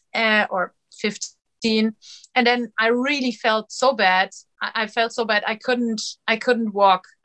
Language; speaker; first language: English; non-native, fluent; German